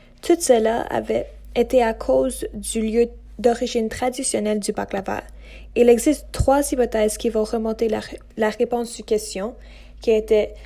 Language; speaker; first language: French; non-native, local second language; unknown